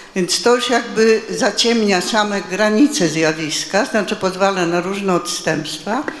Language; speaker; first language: Polish; native; Polish